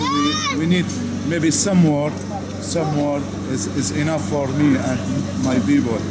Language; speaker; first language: English; non-native, learner; Arabic